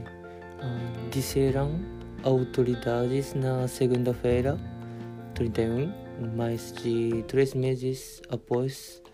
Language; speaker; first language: Portuguese; non-native, learner; Japanese